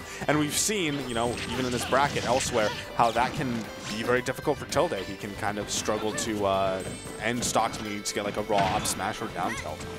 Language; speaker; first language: English; native; English